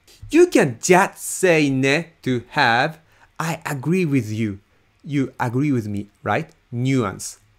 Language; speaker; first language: English; non-native, fluent; Japanese